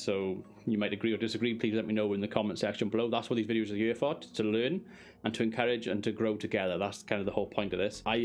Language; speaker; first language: English; native; English